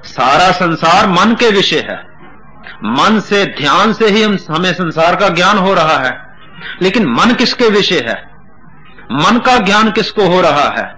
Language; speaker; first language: Hindi; non-native, local second language; Punjabi